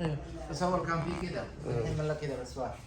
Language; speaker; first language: Arabic; native; Arabic